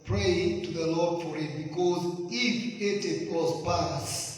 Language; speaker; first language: English; non-native, local second language; Swahili